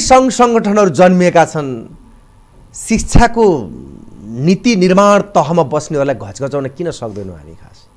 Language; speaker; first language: Nepali; native; Nepali